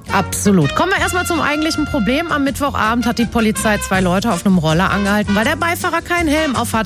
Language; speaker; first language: German; native; German